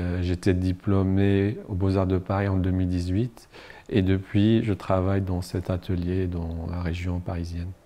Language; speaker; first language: French; non-native, local second language; Arabic